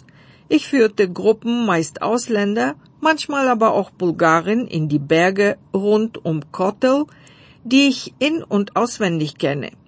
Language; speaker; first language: German; non-native, fluent; Bulgarian